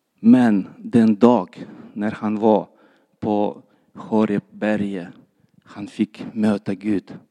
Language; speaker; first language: Swedish; non-native, fluent; Kyrgyz